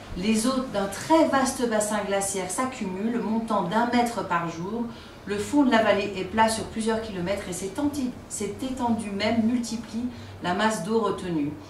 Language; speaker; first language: French; native; French